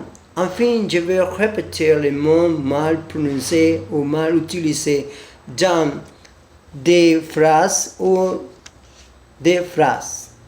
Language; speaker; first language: French; non-native, learner; Spanish